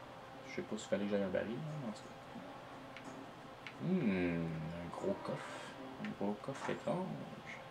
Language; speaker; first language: French; native; French